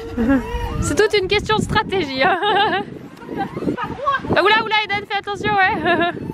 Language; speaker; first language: French; native; French